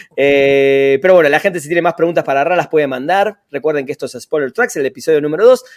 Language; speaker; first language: Spanish; native; Spanish